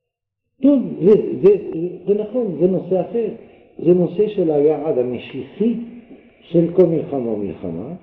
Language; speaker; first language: Hebrew; non-native, fluent; French